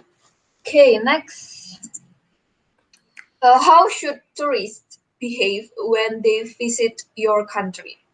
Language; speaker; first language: English; non-native, fluent; Indonesian